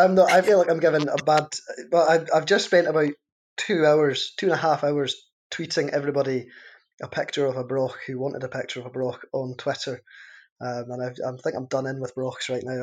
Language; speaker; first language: English; native; English